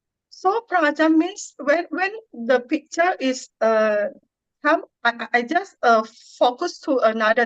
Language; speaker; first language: English; non-native, learner; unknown